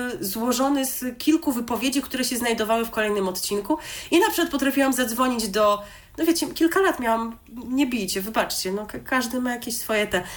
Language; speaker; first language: Polish; native; Polish